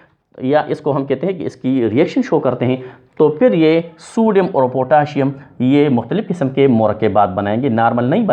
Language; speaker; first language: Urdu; non-native, local second language; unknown